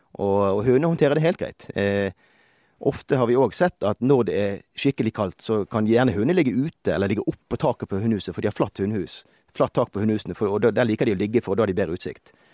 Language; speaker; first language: Norwegian; native; Norwegian